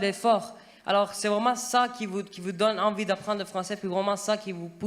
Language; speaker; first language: French; non-native, fluent; Urdu